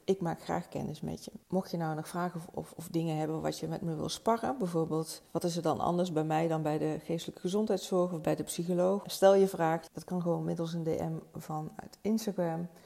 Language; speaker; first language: Dutch; native; Dutch